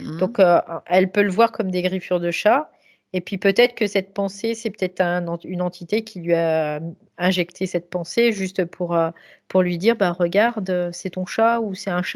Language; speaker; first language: French; native; French